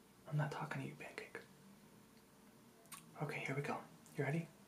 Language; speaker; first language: English; native; English